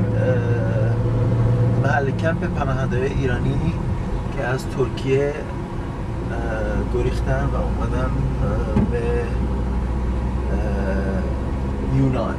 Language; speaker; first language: Persian; native; Persian